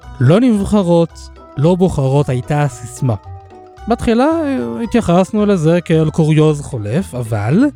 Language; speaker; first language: Hebrew; native; Hebrew